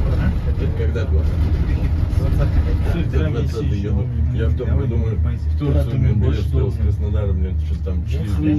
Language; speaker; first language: Russian; native; Russian